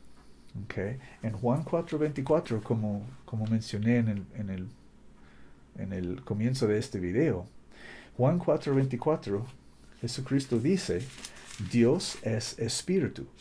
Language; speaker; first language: Spanish; non-native, fluent; English